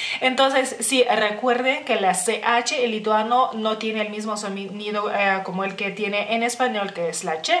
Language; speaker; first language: Spanish; non-native, fluent; Lithuanian